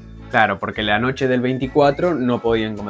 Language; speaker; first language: Spanish; native; Spanish